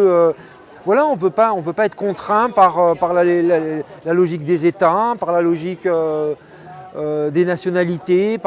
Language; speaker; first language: French; non-native, local second language; Arabic